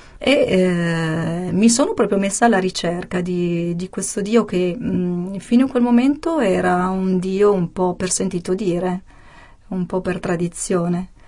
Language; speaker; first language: Italian; native; Italian